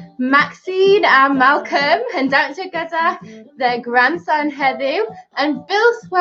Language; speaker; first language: Welsh; non-native, local second language; English